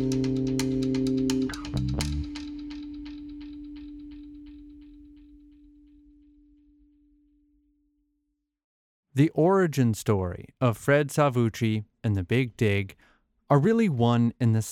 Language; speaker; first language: English; native; English